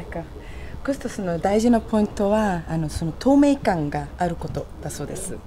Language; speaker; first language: French; non-native, fluent; Japanese